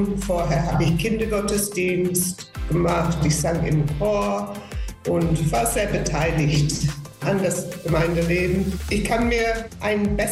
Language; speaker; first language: German; non-native, fluent; English